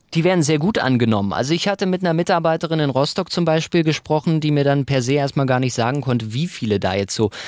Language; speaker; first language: German; native; German